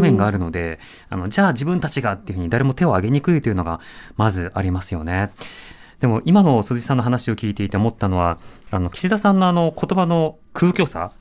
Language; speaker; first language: Japanese; native; Japanese